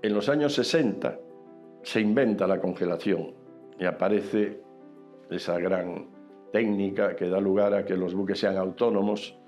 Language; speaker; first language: Spanish; native; Spanish